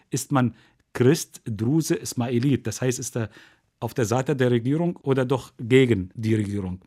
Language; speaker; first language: German; non-native, fluent; Arabic